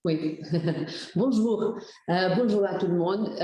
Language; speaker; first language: French; non-native, fluent; Portuguese